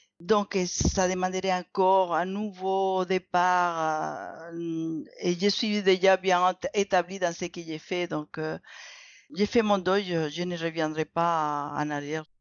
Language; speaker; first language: French; non-native, fluent; Spanish